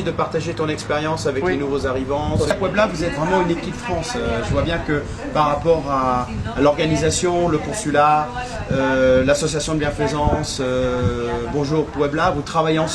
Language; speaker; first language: French; native; French